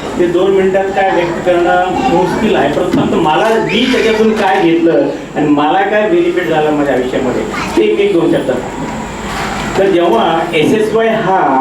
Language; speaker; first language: Marathi; non-native, local second language; Kannada